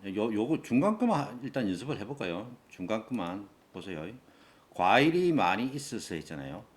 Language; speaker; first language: Korean; native; Korean